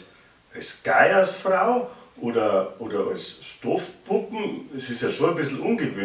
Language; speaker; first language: German; native; German